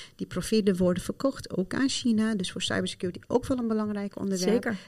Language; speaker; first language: Dutch; non-native, fluent; Arabic